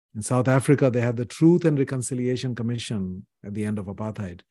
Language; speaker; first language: English; non-native, local second language; Hindi